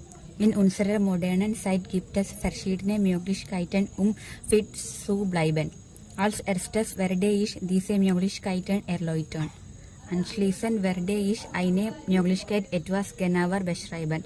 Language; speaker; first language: German; non-native, learner; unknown